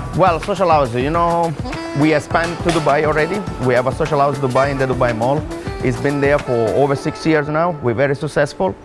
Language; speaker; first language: English; non-native, fluent; Italian